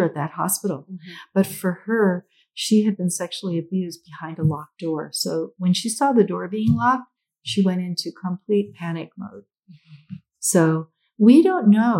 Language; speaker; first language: English; native; English